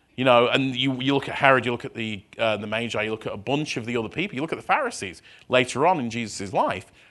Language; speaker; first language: English; native; English